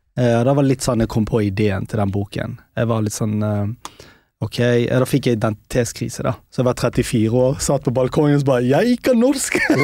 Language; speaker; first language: Norwegian; early bilingual, other home language; Urdu